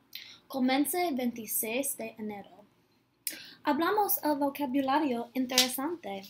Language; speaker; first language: Spanish; non-native, learner; English